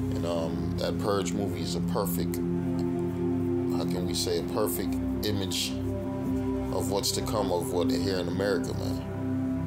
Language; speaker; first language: English; native; English